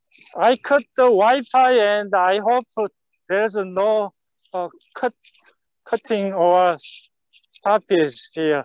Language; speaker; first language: English; non-native, fluent; Korean